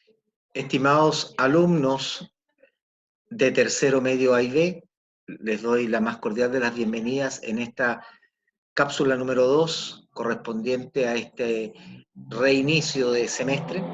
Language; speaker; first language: Spanish; native; Spanish